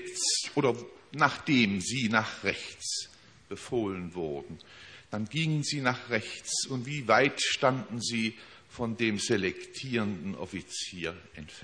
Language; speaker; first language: German; native; German